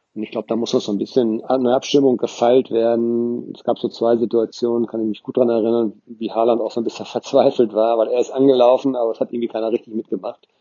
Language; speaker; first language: German; native; German